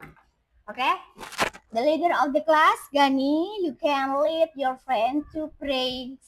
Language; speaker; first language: English; non-native, learner; Indonesian